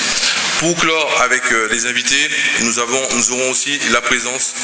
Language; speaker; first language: French; native; French